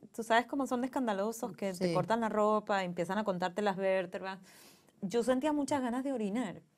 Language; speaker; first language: Spanish; native; Spanish